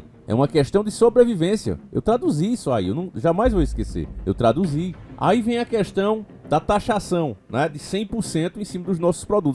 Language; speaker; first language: Portuguese; native; Portuguese